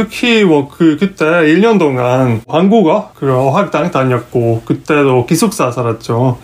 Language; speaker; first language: Korean; non-native, fluent; Hungarian